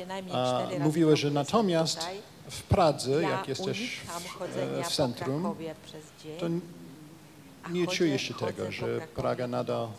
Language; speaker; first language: Polish; non-native, fluent; Japanese